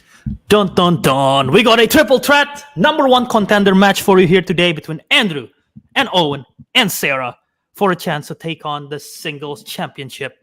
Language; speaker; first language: English; native; English